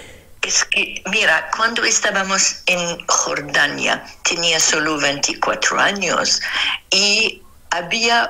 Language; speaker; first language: Spanish; non-native, fluent; Arabic